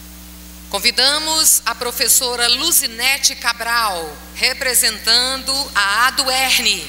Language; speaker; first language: Portuguese; native; Portuguese